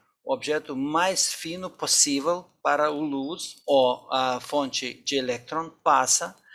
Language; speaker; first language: Portuguese; non-native, fluent; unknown